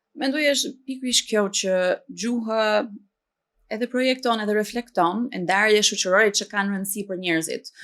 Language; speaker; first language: Albanian; non-native, fluent; English